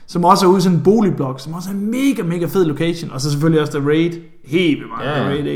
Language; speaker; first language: Danish; native; Danish